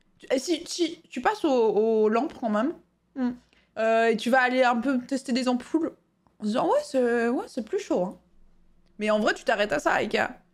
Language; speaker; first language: French; native; French